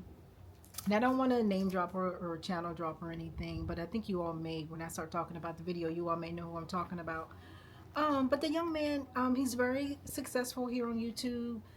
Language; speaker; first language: English; native; English